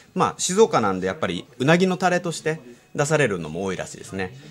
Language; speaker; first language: Japanese; native; Japanese